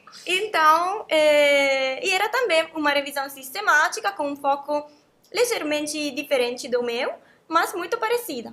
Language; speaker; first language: Portuguese; non-native, fluent; Italian